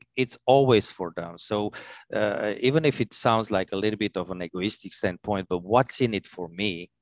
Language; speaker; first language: English; non-native, fluent; Romanian